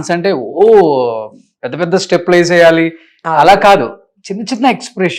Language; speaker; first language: Telugu; native; Telugu